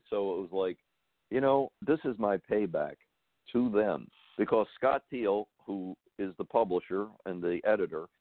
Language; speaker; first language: English; native; English